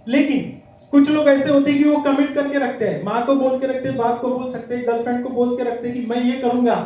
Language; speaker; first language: Hindi; non-native, local second language; Marathi